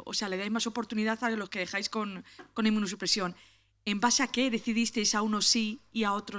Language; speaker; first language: Spanish; native; Spanish